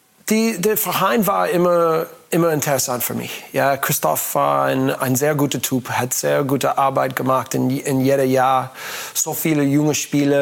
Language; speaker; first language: German; non-native, learner; English